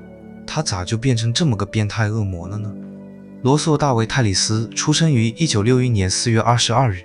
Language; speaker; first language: Chinese; native; Chinese